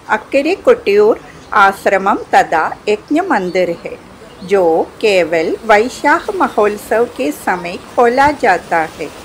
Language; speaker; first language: Hindi; non-native, local second language; Malayalam